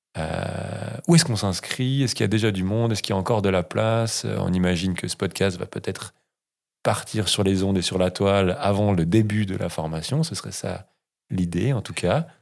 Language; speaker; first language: French; native; French